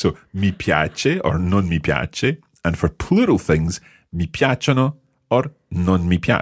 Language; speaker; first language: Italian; non-native, fluent; English